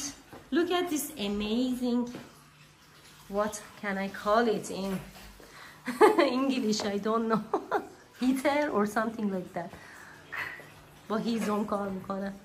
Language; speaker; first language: English; non-native, learner; Persian